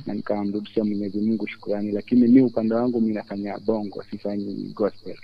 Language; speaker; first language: Swahili; non-native, local second language; Luyia